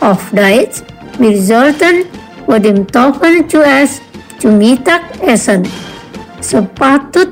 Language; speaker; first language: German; non-native, fluent; Indonesian